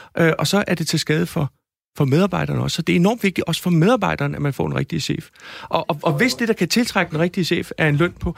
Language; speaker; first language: Danish; native; Danish